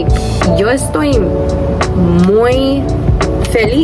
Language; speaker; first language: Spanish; early bilingual, heritage; English